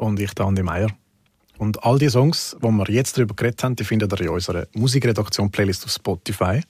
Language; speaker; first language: German; native; German